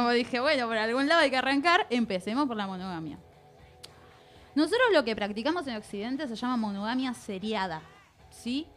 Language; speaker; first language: Spanish; native; Spanish